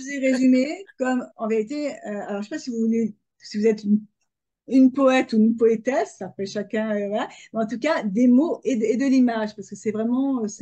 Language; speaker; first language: French; native; French